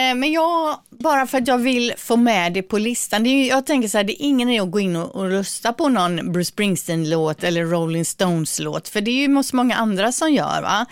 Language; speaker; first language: Swedish; native; Swedish